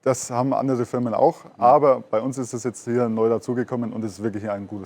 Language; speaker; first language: German; native; German